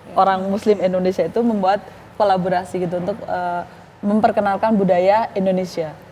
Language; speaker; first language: Indonesian; native; Indonesian